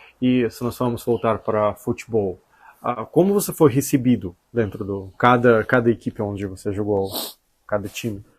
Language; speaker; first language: Portuguese; non-native, fluent; Russian